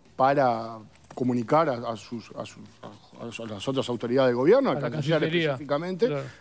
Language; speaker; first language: Spanish; native; Spanish